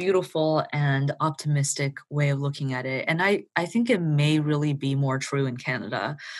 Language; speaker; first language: English; early bilingual, other home language; Chinese